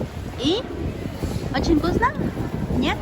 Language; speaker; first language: Russian; non-native, learner; Spanish